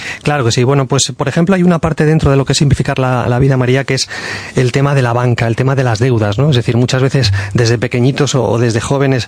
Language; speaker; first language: Spanish; native; Spanish